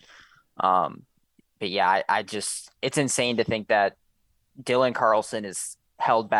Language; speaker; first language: English; native; English